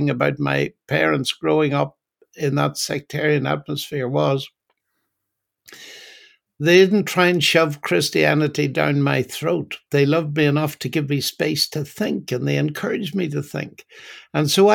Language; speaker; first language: English; native; English